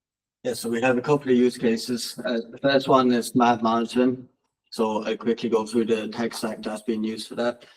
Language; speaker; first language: English; native; English